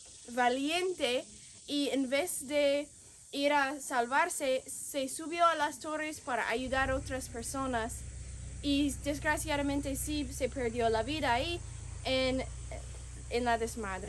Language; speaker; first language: Spanish; non-native, fluent; English